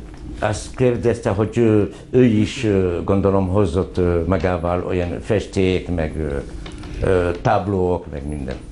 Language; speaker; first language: Hungarian; non-native, fluent; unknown